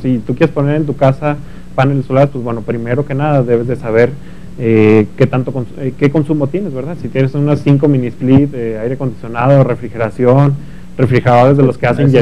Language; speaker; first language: Spanish; native; Spanish